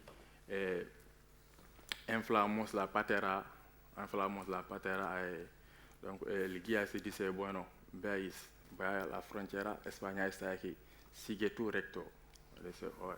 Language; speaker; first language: Spanish; non-native, learner; Wolof